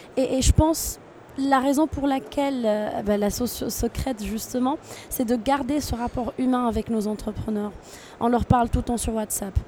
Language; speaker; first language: French; non-native, local second language; Arabic